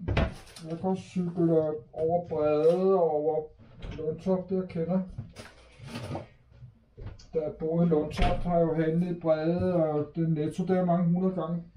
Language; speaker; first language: Danish; native; Danish